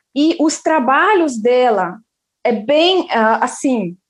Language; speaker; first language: Portuguese; non-native, fluent; Russian